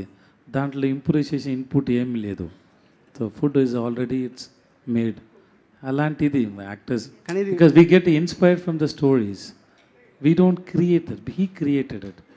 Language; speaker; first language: Telugu; non-native, learner; Tamil